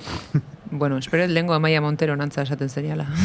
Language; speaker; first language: Basque; native; Basque